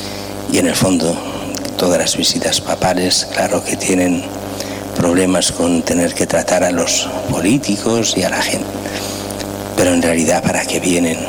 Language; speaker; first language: Spanish; native; Spanish